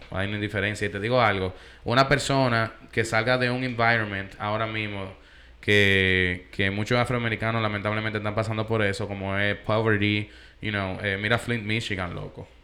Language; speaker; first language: Spanish; early bilingual, heritage; Spanish